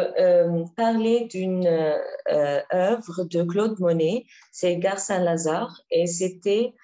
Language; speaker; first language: French; non-native, learner; Arabic